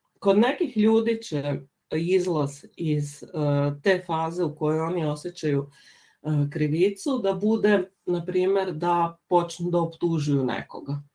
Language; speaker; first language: Serbian; native; Serbian